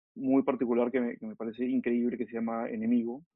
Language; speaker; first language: Spanish; native; Spanish